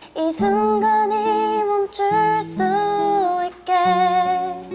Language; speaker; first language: Korean; native; Korean